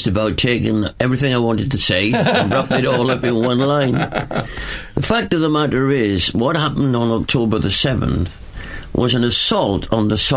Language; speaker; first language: English; native; English